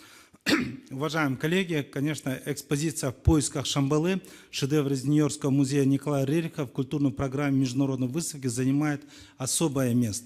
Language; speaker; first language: Russian; non-native, local second language; Kazakh